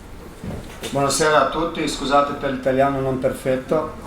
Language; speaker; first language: Italian; non-native, fluent; Slovenian